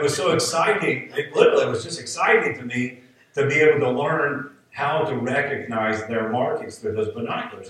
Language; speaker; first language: English; native; English